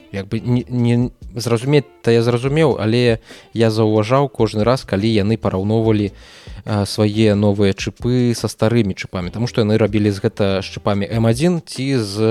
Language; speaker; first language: Belarusian; native; Belarusian